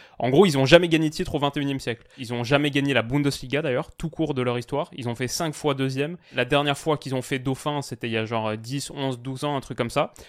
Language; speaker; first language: French; native; French